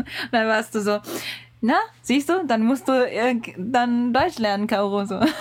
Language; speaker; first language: German; non-native, learner; Japanese